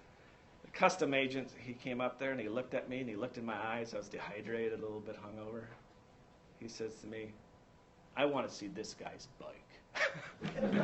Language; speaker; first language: English; native; English